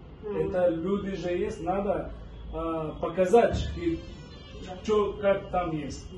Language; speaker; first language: Russian; non-native, learner; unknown